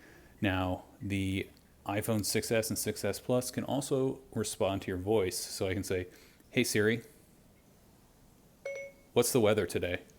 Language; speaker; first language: English; native; English